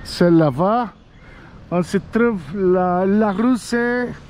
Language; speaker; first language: French; non-native, learner; Spanish